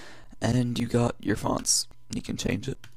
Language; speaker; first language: English; native; English